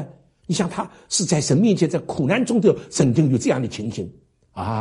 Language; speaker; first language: Chinese; native; Chinese